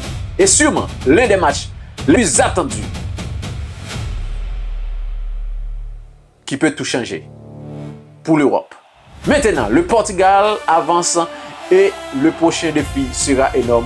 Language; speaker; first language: French; non-native, local second language; Haitian Creole